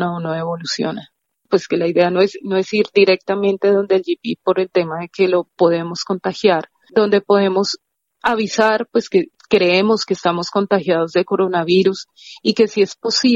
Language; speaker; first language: Spanish; native; Spanish